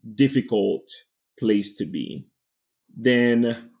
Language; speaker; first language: English; non-native, fluent; French